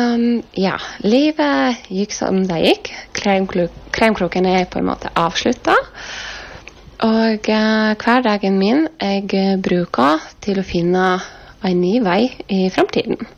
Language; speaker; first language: Norwegian; non-native, fluent; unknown